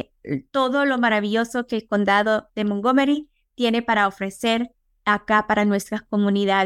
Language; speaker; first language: Spanish; native; Spanish